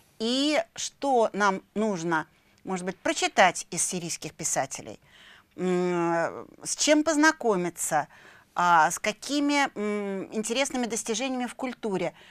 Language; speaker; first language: Russian; native; Russian